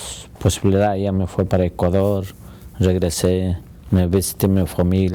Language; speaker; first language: Spanish; non-native, local second language; Quechua